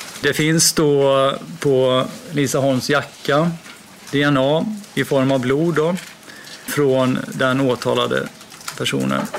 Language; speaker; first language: Swedish; native; Swedish